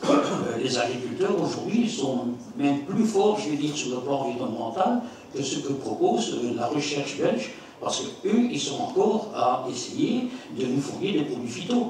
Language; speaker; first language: French; native; French